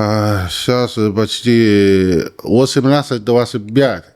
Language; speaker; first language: Russian; non-native, learner; Chinese